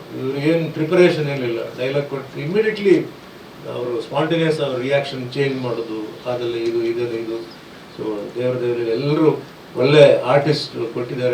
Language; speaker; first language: Kannada; early bilingual, other home language; Tulu